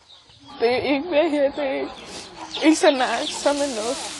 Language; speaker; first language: Danish; non-native, learner; Thai